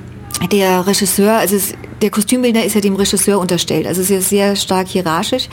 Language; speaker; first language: German; native; German